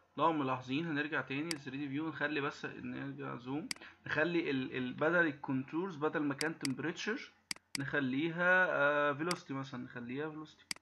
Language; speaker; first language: Arabic; native; Arabic